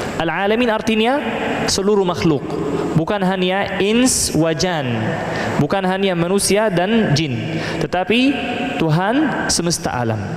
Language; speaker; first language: Malay; non-native, fluent; Arabic